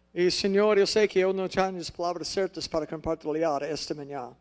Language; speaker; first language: Portuguese; non-native, fluent; English